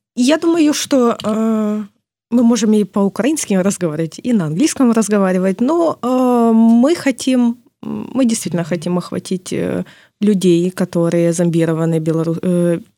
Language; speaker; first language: Russian; non-native, local second language; Ukrainian